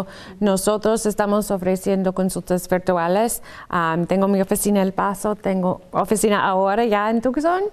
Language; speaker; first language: Spanish; non-native, fluent; English